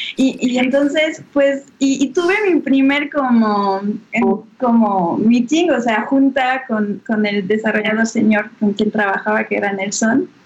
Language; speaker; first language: Spanish; non-native, fluent; French